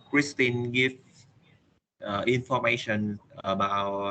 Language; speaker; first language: English; non-native, learner; Vietnamese